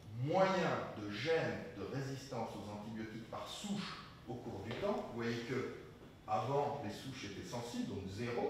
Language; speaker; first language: French; native; French